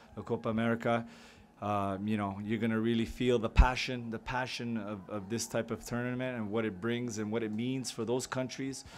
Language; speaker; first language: English; early bilingual, other home language; French